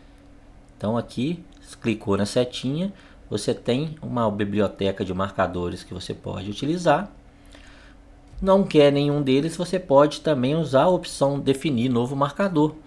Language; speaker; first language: Portuguese; native; Portuguese